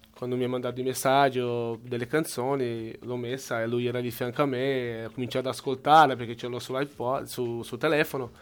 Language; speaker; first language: Italian; non-native, fluent; Portuguese